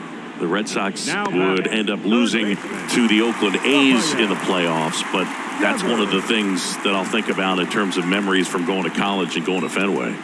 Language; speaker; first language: English; native; English